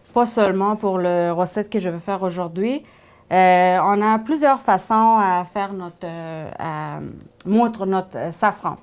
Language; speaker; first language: French; non-native, fluent; Persian